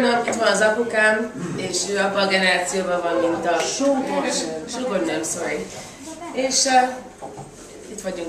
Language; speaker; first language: Hungarian; early bilingual, heritage; English